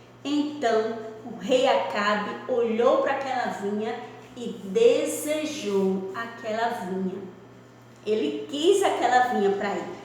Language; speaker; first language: Portuguese; native; Portuguese